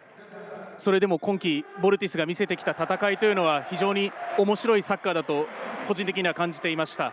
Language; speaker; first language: Japanese; native; Japanese